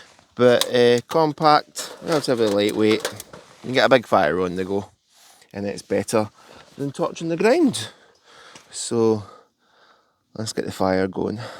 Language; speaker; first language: English; native; English